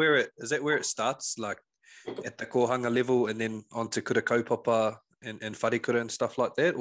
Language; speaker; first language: English; native; English